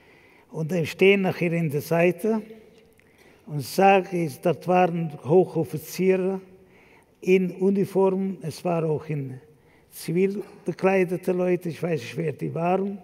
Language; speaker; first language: German; non-native, fluent; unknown